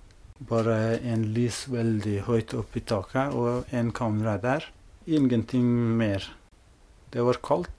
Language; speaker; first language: Norwegian; non-native, fluent; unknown